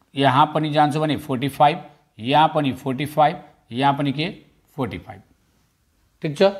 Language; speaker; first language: Nepali; non-native, local second language; Bhojpuri